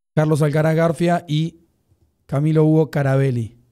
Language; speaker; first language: Spanish; native; Spanish